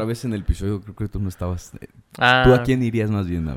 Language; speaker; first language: Spanish; native; Spanish